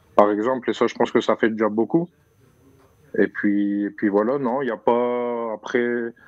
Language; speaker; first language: French; native; French